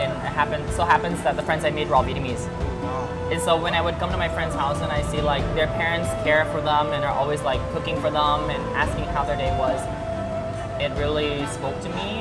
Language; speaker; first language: English; early bilingual, other home language; Vietnamese